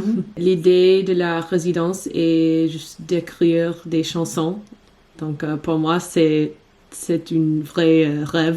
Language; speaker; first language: French; non-native, learner; English